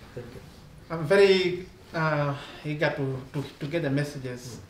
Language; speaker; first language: English; non-native, local second language; Masai